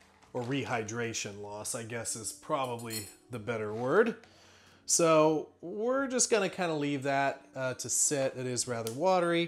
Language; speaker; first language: English; native; English